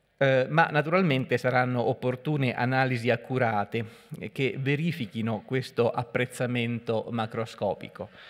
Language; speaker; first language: Italian; native; Italian